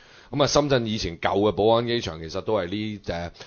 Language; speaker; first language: Cantonese; native; Cantonese